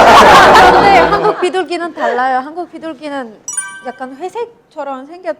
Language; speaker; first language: Korean; non-native, fluent; Arabic